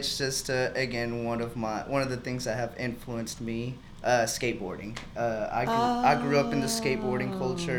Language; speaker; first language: English; non-native, fluent; Spanish